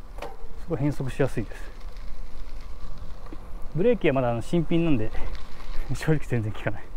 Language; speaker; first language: Japanese; native; Japanese